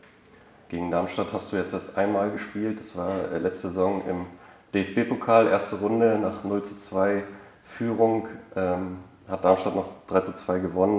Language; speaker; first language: German; native; German